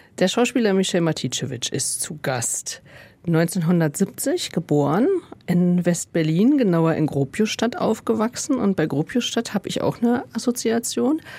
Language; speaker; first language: German; native; German